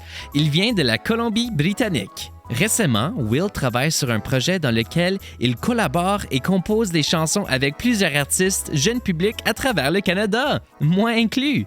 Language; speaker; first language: French; native; French